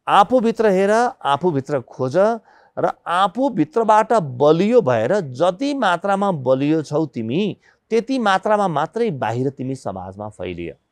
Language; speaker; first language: Nepali; native; Nepali